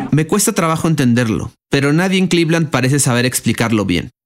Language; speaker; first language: Spanish; native; Spanish